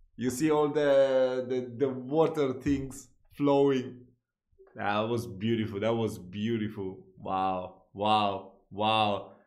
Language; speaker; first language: English; non-native, fluent; Italian